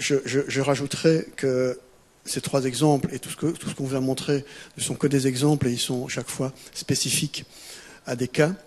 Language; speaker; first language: French; native; French